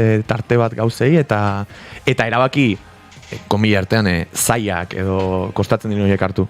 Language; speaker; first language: Basque; native; Basque